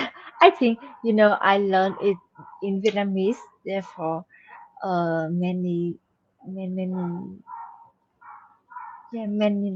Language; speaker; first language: English; non-native, learner; Vietnamese